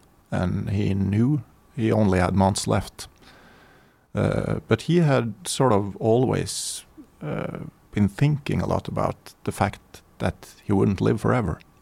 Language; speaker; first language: English; non-native, fluent; Norwegian